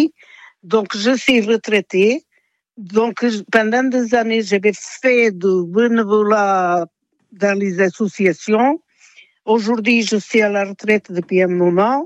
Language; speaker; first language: French; non-native, fluent; Portuguese